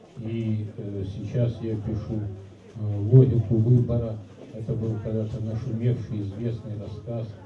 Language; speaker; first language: Russian; native; Russian